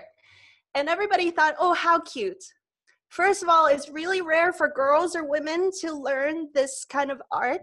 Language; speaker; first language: English; non-native, local second language; Cantonese